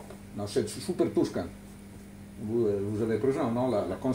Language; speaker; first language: French; non-native, learner; Italian